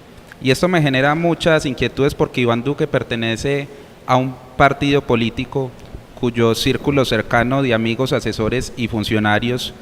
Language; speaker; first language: Spanish; native; Spanish